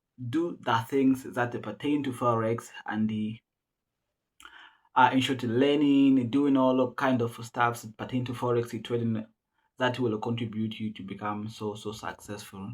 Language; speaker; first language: English; non-native, local second language; Swahili